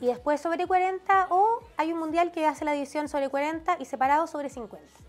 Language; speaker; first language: Spanish; native; Spanish